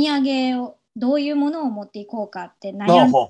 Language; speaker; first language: Japanese; non-native, fluent; Chinese